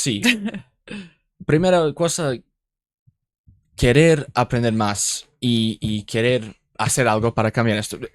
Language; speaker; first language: Spanish; non-native, learner; English